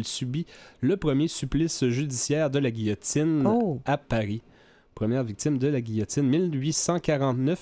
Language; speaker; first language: French; native; French